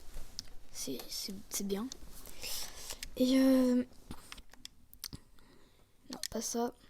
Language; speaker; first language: French; native; French